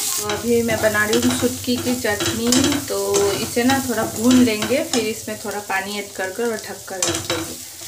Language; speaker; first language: Hindi; non-native, local second language; Bangla